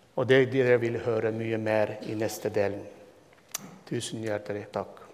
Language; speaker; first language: Norwegian; non-native, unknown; Turkmen